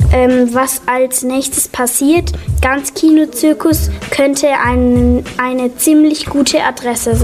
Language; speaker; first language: German; native; German